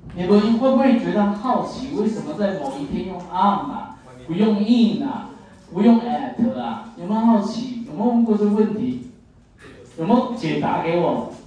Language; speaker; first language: Chinese; native; Chinese